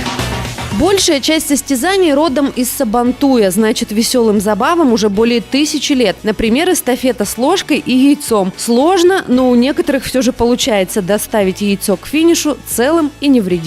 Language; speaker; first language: Russian; native; Russian